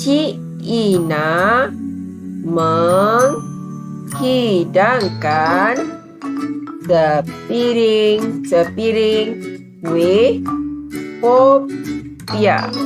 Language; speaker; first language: Malay; native; Malay